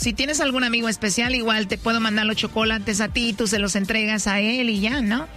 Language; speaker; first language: Spanish; native; Spanish